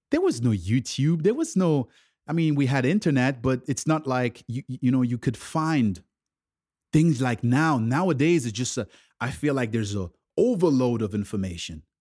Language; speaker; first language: English; early bilingual, other home language; French